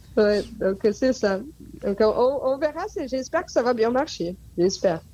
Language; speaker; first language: French; non-native, fluent; Portuguese